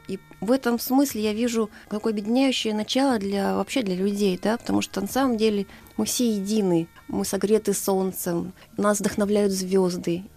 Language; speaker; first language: Russian; native; Russian